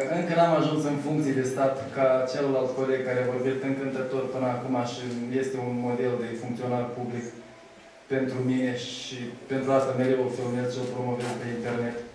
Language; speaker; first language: Romanian; native; Romanian